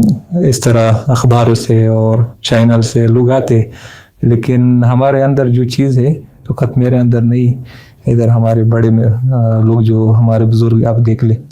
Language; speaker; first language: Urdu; non-native, learner; Pashto